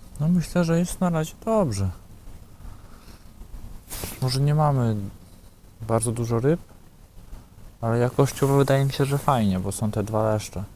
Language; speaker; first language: Polish; native; Polish